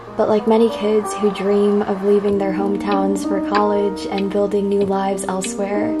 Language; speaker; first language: English; native; English